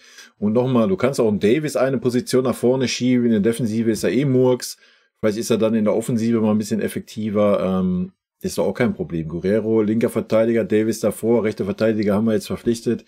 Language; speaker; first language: German; native; German